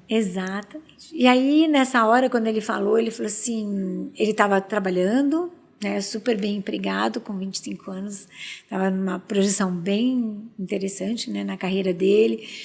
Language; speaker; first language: Portuguese; early bilingual, other home language; Spanish